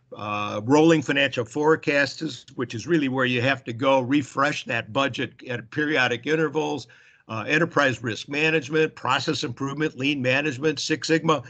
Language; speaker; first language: English; native; English